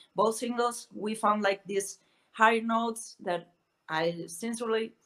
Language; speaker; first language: English; non-native, fluent; Spanish